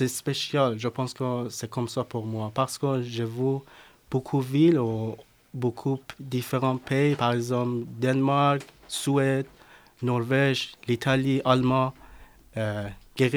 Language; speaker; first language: French; non-native, learner; Persian